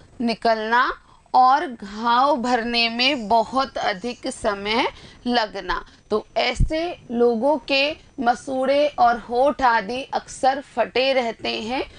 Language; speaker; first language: Hindi; native; Hindi